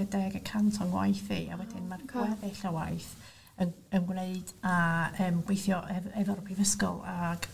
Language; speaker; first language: Welsh; non-native, local second language; English